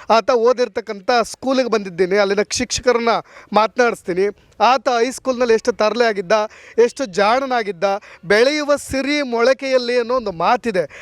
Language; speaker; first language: Kannada; native; Kannada